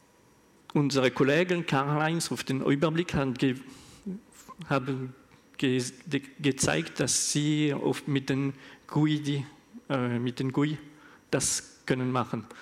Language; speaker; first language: German; non-native, learner; French